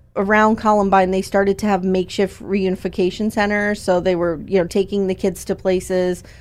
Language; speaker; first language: English; native; English